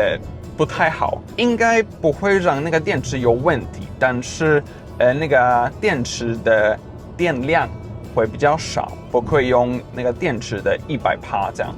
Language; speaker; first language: Chinese; non-native, fluent; Swedish